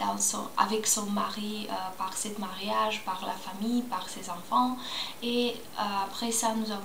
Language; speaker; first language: French; non-native, learner; Spanish